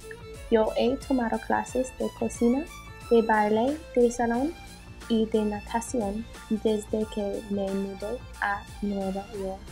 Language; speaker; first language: Spanish; non-native, learner; English